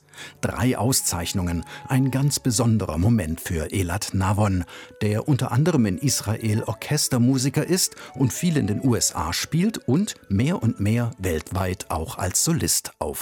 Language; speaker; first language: German; native; German